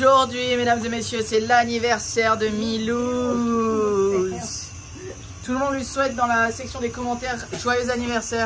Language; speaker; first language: French; native; French